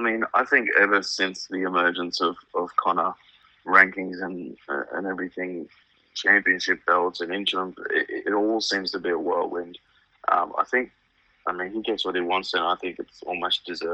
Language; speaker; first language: English; native; English